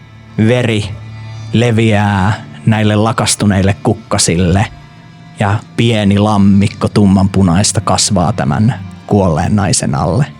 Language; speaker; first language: Finnish; native; Finnish